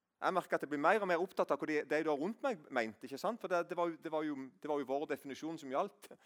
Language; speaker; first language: Norwegian; native; Norwegian